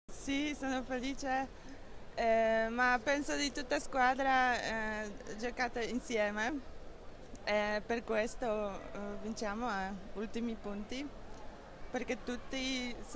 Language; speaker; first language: Italian; non-native, learner; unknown